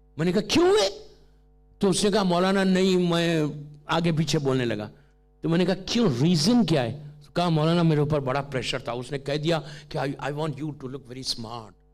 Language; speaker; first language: Urdu; native; Urdu